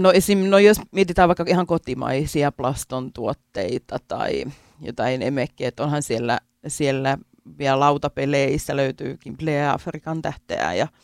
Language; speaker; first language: Finnish; native; Finnish